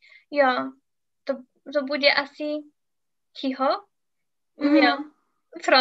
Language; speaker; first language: Czech; non-native, learner; English